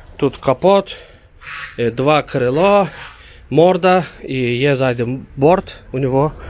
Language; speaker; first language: Ukrainian; early bilingual, heritage; Turkish